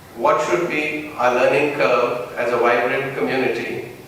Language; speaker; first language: English; non-native, local second language; Punjabi